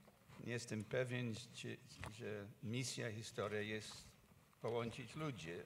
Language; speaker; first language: Polish; non-native, fluent; English